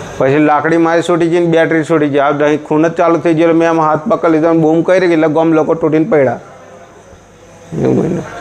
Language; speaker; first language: Gujarati; non-native, local second language; Rathawi